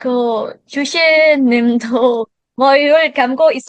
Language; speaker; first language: Korean; non-native, learner; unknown